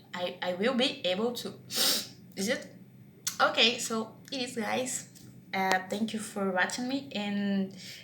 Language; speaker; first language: English; non-native, learner; Portuguese